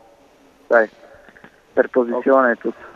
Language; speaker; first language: Italian; non-native, learner; Croatian